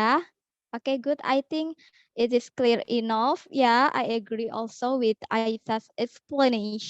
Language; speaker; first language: English; non-native, learner; Indonesian